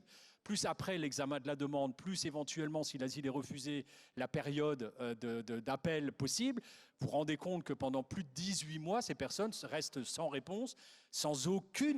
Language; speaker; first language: French; native; French